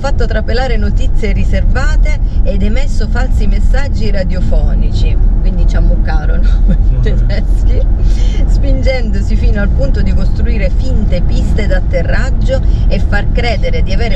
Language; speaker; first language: Italian; native; Italian